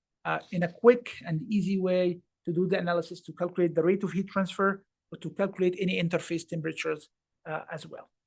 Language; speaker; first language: English; non-native, fluent; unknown